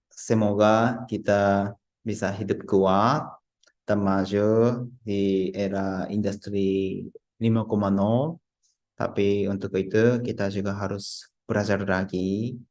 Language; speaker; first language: Indonesian; non-native, fluent; Japanese